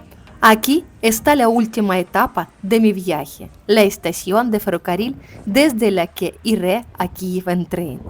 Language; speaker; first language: Spanish; non-native, learner; Ukrainian